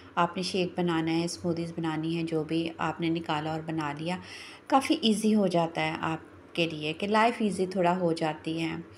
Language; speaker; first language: Urdu; non-native, local second language; Pahari-Potwari